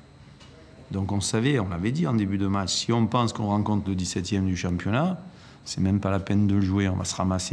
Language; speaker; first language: French; native; French